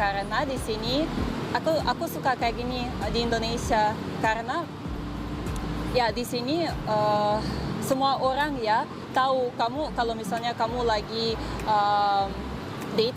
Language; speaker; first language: Indonesian; non-native, fluent; Russian